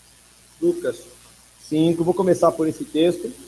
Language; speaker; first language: Portuguese; native; Portuguese